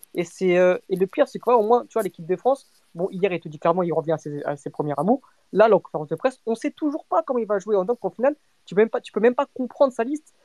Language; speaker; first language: French; early bilingual, other home language; Portuguese